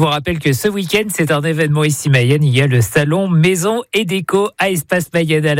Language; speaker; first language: French; native; French